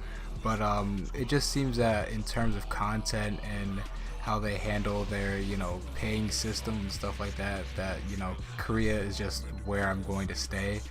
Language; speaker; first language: English; native; English